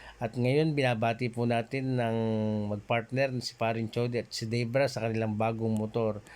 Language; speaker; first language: Filipino; native; Filipino